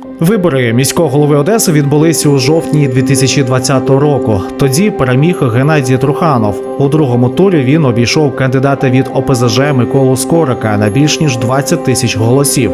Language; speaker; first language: Ukrainian; native; Ukrainian